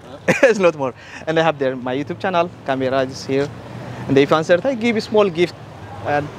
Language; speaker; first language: English; non-native, learner; Tigrinya